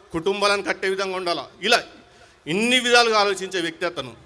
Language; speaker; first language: Telugu; non-native, local second language; Urdu